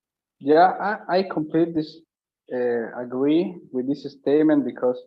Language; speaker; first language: English; non-native, learner; Spanish